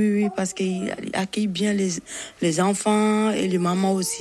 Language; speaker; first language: French; non-native, learner; Bambara